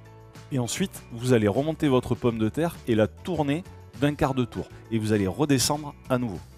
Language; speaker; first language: French; native; French